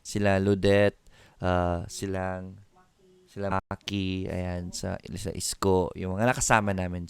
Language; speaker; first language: Filipino; native; Filipino